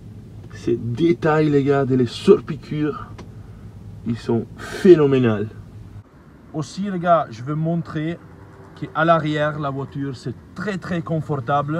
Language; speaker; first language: French; non-native, learner; Italian